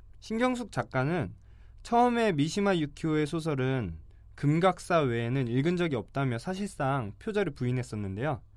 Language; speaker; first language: Korean; native; Korean